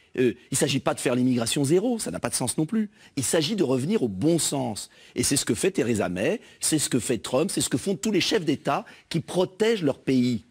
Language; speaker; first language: French; native; French